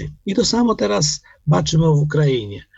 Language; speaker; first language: Polish; non-native, learner; Ukrainian